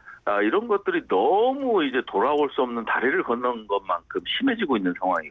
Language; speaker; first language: Korean; native; Korean